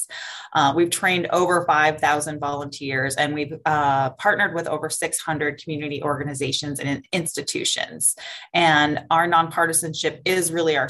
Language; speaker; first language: English; native; English